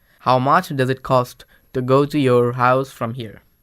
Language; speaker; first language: English; non-native, local second language; Bangla